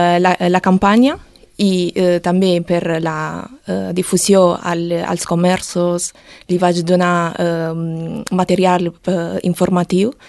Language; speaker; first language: Catalan; non-native, learner; Italian